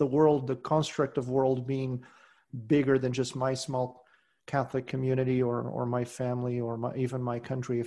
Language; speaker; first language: English; non-native, fluent; Portuguese